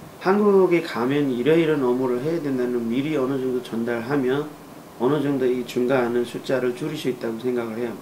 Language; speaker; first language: Korean; non-native, fluent; Nepali